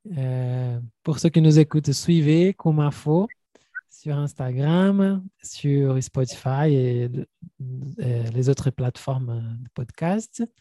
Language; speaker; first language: French; non-native, fluent; Portuguese